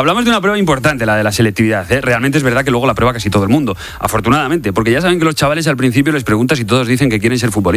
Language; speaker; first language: Spanish; native; Spanish